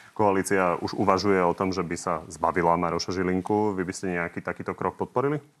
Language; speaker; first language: Slovak; native; Slovak